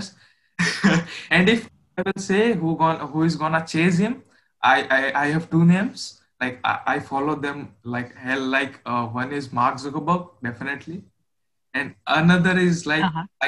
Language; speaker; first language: English; non-native, local second language; Hindi